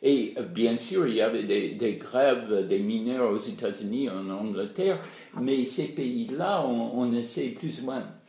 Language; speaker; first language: French; non-native, fluent; English